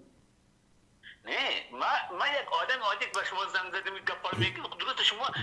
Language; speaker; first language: Persian; native; Persian